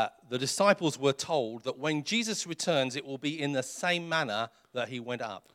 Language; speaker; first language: English; native; English